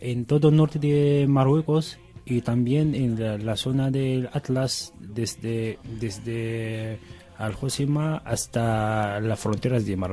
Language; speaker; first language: Spanish; non-native, learner; Arabic